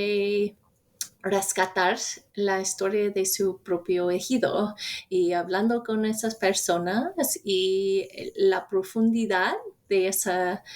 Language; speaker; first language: Spanish; non-native, fluent; English